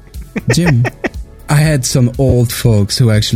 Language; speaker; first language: English; non-native, fluent; French